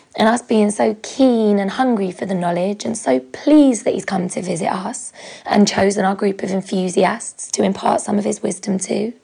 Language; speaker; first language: English; native; English